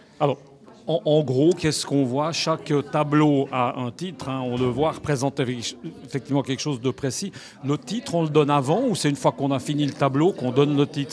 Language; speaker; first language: French; native; French